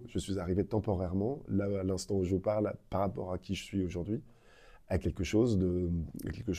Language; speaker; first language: French; native; French